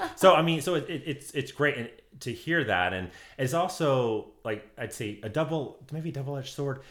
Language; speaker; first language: English; native; English